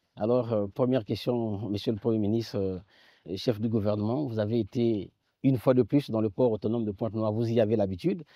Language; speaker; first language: French; native; French